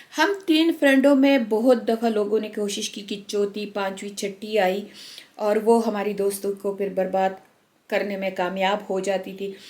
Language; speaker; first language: Urdu; non-native, local second language; Pashto